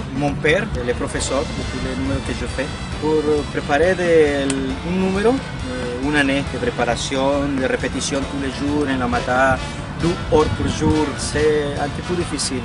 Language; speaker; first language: French; non-native, learner; Spanish